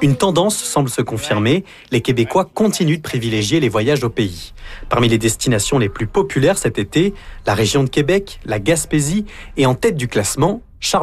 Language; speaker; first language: French; native; French